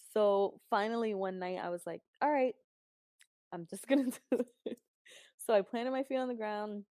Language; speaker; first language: English; native; English